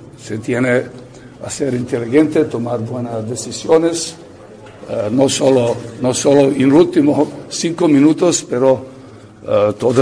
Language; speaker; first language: Spanish; non-native, learner; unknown